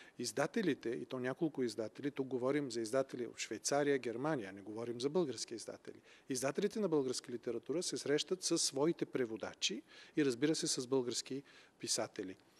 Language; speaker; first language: Bulgarian; native; Bulgarian